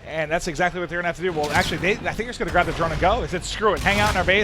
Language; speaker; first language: English; native; English